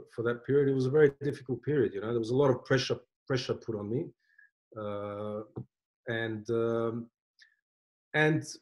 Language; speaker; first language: English; native; English